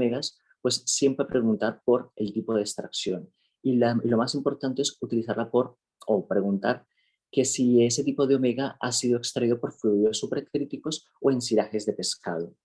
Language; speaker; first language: Spanish; native; Spanish